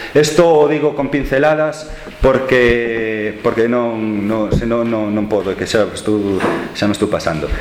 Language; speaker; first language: Galician; non-native, local second language; Spanish